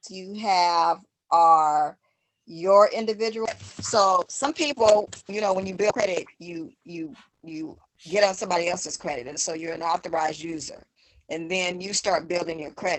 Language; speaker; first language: English; native; English